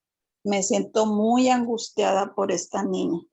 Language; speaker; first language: Spanish; native; Spanish